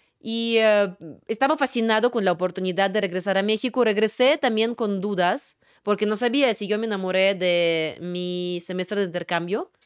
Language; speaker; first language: Spanish; non-native, fluent; Russian